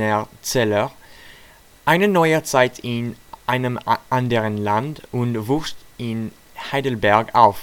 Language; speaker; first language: German; non-native, learner; French